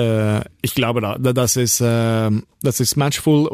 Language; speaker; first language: German; non-native, learner; Norwegian